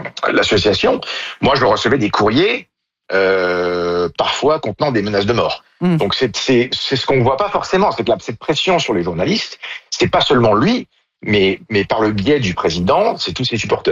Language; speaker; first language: French; native; French